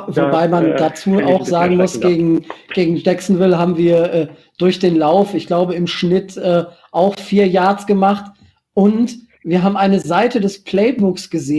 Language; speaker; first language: German; native; German